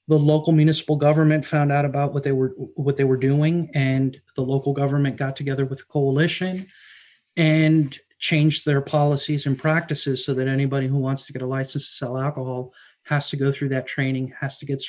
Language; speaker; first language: English; native; English